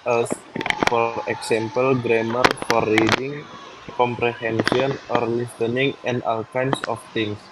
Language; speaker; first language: English; non-native, learner; Indonesian